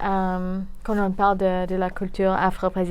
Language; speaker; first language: French; non-native, fluent; English